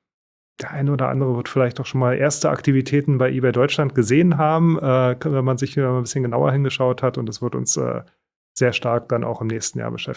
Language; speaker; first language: German; native; German